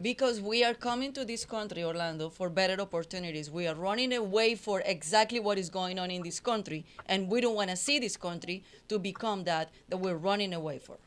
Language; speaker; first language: English; non-native, fluent; Spanish